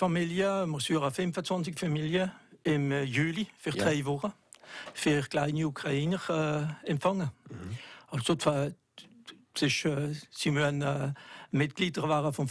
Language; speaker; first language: German; non-native, local second language; French